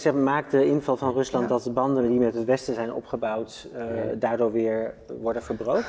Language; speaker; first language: Dutch; native; Dutch